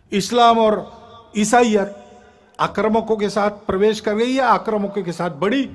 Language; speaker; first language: Hindi; non-native, local second language; Marathi